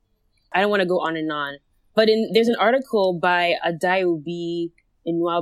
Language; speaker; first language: English; non-native, local second language; Akan